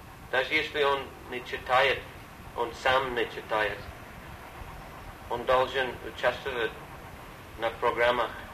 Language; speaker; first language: Russian; non-native, learner; English